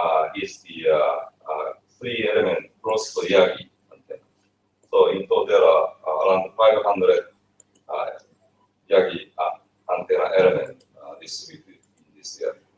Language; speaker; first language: English; non-native, fluent; Japanese